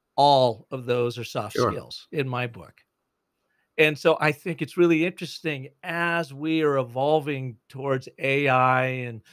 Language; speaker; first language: English; native; English